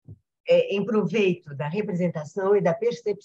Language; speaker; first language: French; non-native, fluent; Portuguese